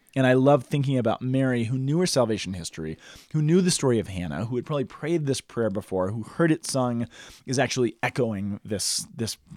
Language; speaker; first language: English; native; English